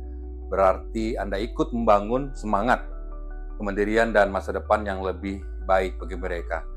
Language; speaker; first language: Indonesian; native; Indonesian